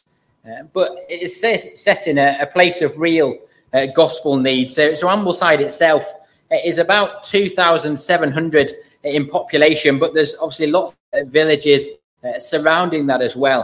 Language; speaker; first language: English; native; English